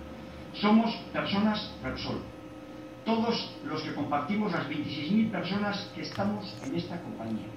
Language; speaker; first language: Spanish; native; Spanish